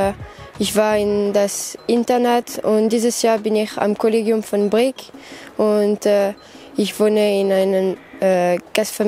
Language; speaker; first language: German; non-native, local second language; French